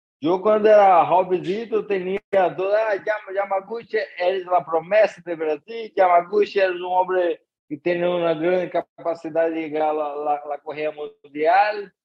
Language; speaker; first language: Spanish; non-native, learner; Portuguese